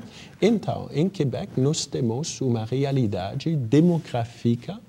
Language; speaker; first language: Portuguese; non-native, fluent; French